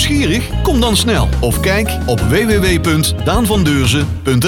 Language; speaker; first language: Dutch; native; Dutch